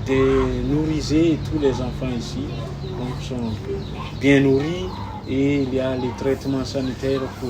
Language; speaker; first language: French; non-native, local second language; Malagasy